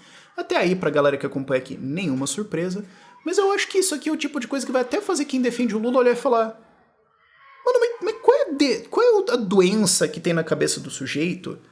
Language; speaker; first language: Portuguese; native; Portuguese